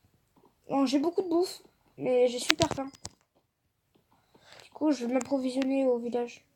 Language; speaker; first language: French; native; French